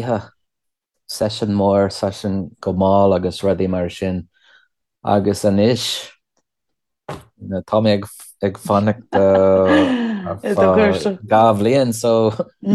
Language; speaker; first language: Irish; non-native, learner; English